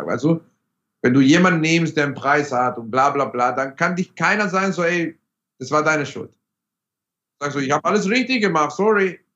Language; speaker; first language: German; non-native, fluent; Spanish